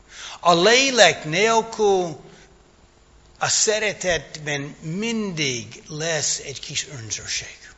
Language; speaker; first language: Hungarian; non-native, fluent; English